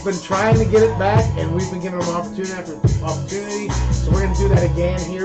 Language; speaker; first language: English; native; English